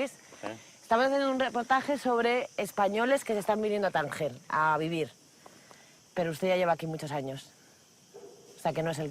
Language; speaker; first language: Spanish; native; Spanish